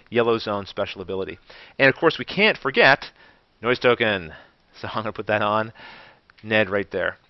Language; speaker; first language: English; native; English